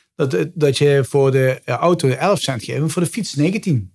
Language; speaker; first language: Dutch; native; Dutch